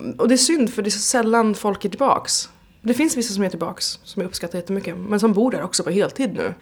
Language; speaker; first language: Swedish; early bilingual, other home language; Persian